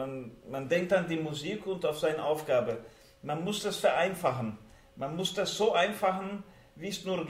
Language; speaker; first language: German; non-native, fluent; Hungarian